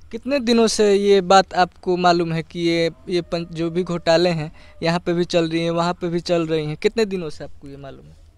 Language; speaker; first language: Hindi; native; Hindi